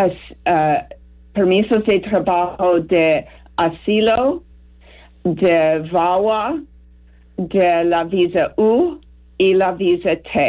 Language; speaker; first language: Spanish; non-native, fluent; English